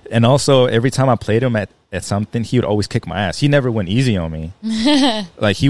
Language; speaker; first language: English; native; English